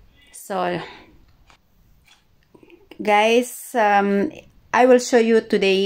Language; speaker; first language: English; non-native, learner; Indonesian